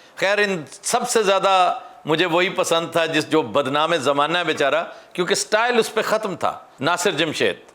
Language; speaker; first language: Urdu; non-native, local second language; Punjabi